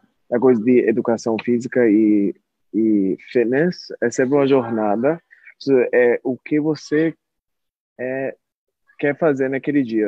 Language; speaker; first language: Portuguese; early bilingual, heritage; Portuguese